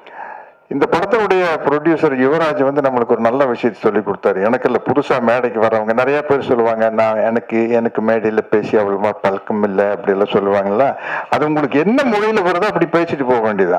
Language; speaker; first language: Tamil; native; Tamil